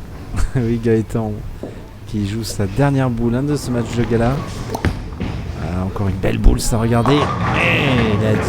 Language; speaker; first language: French; native; French